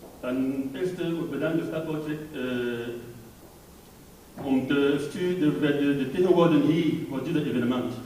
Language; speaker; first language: Dutch; non-native, learner; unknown